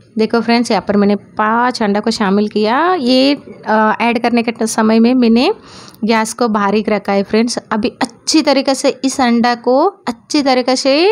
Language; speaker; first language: Hindi; non-native, local second language; Marathi